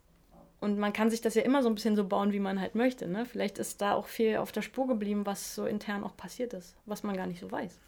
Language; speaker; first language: German; native; German